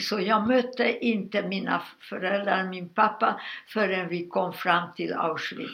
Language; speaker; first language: Swedish; non-native, fluent; Hungarian